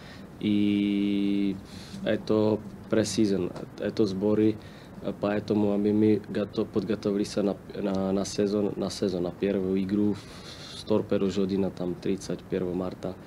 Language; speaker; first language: Russian; non-native, learner; Slovak